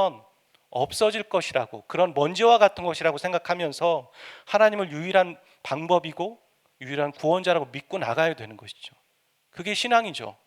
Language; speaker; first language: Korean; native; Korean